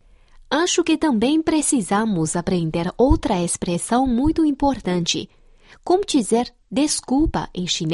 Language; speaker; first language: Portuguese; non-native, fluent; Chinese